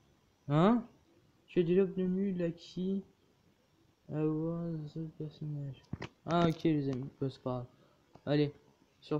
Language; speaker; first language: French; native; French